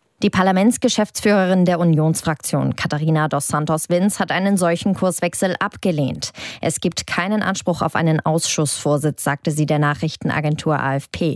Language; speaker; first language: German; native; German